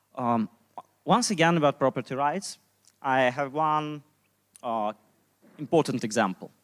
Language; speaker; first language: English; non-native, fluent; Russian